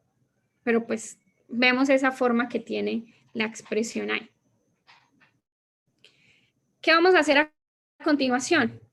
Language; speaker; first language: Spanish; native; Spanish